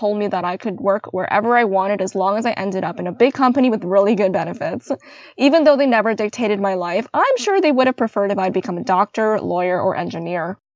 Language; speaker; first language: English; native; English